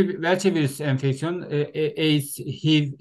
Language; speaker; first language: German; non-native, learner; Turkish